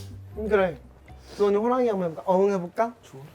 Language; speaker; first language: Korean; native; Korean